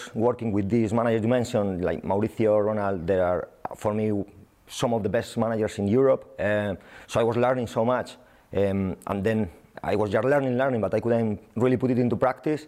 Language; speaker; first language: English; non-native, fluent; Spanish